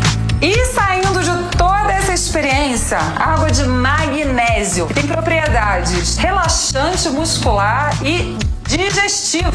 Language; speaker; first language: Portuguese; native; Portuguese